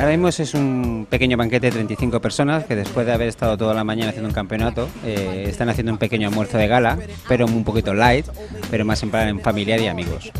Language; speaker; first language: Spanish; native; Spanish